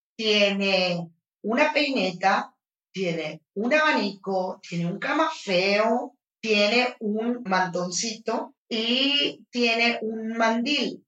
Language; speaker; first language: Spanish; native; Spanish